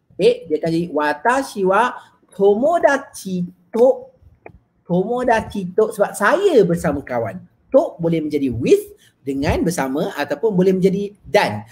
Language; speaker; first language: Malay; native; Malay